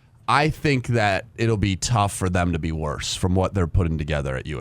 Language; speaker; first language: English; native; English